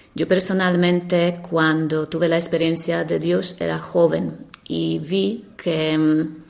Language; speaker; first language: Spanish; non-native, fluent; Polish